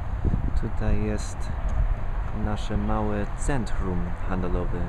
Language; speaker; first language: Polish; non-native, fluent; English